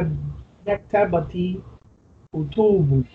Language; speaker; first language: Arabic; non-native, learner; English